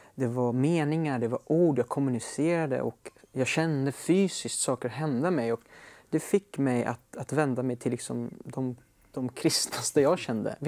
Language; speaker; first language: Swedish; native; Swedish